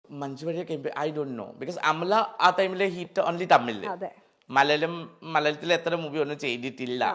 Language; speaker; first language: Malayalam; non-native, fluent; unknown